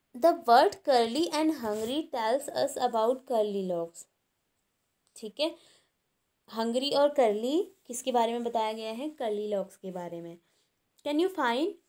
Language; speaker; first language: Hindi; native; Hindi